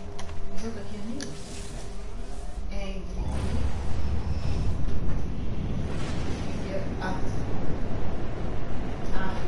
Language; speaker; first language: Dutch; non-native, learner; Portuguese